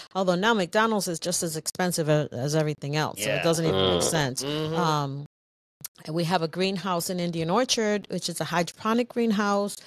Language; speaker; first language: English; native; English